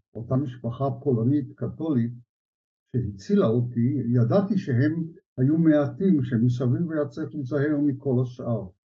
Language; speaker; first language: Hebrew; early bilingual, other home language; Polish